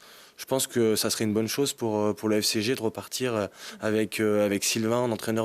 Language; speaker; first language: French; native; French